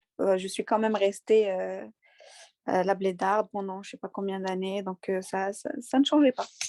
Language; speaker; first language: French; early bilingual, other home language; Arabic